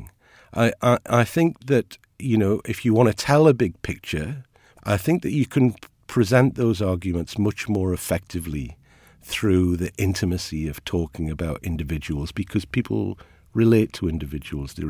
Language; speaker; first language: English; native; English